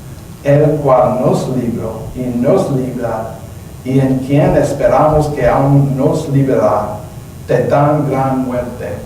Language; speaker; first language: Spanish; non-native, learner; English